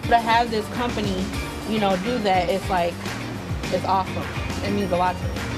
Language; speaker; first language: English; native; English